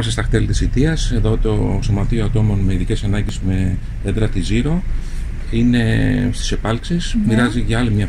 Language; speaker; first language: Greek; native; Greek